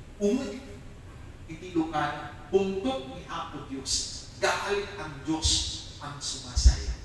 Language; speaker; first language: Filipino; non-native, local second language; Iloko